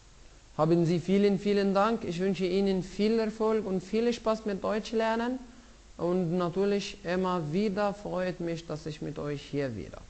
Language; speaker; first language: German; non-native, fluent; Arabic